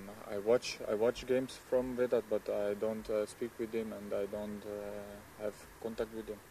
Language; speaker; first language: English; non-native, learner; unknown